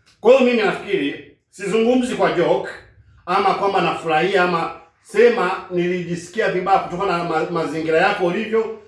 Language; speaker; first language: Swahili; native; Swahili